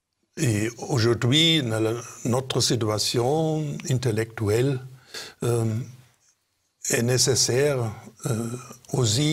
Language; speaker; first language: French; non-native, fluent; German